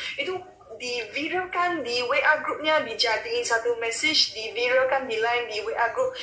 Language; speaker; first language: Malay; non-native, local second language; Chinese